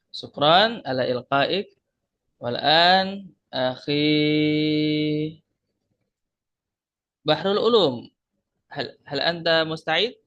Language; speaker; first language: Arabic; non-native, fluent; Indonesian